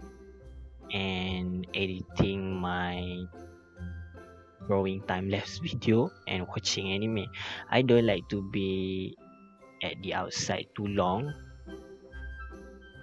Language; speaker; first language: English; non-native, local second language; Malay